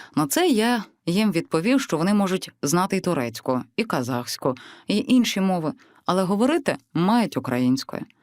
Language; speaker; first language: Ukrainian; native; Ukrainian